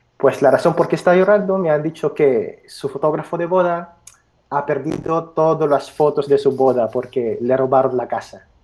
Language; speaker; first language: Spanish; non-native, fluent; Filipino